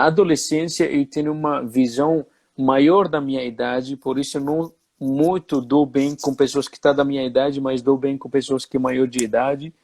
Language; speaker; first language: Portuguese; non-native, fluent; Arabic